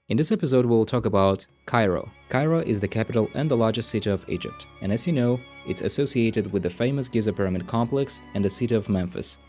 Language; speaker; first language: English; non-native, fluent; Tajik